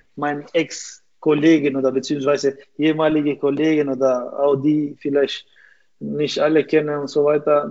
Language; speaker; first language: German; non-native, fluent; Albanian